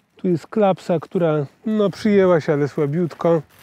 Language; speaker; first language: Polish; native; Polish